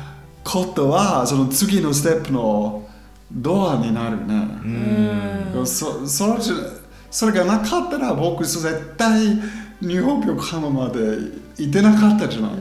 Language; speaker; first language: Japanese; non-native, fluent; German